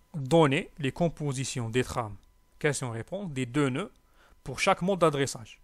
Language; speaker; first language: French; non-native, local second language; Arabic